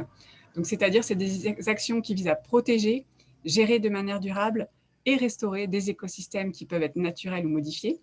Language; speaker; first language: French; native; French